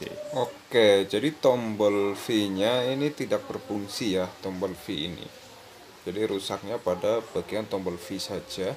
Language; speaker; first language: Indonesian; native; Indonesian